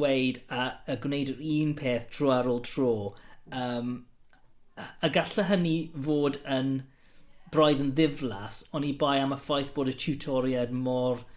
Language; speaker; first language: Welsh; non-native, local second language; English